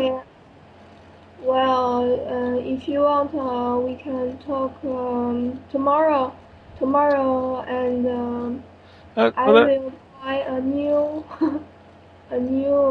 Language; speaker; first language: English; non-native, learner; French